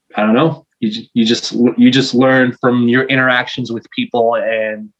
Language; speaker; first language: English; non-native, fluent; French